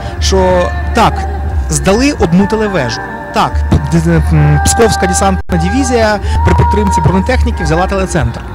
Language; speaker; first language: Ukrainian; native; Ukrainian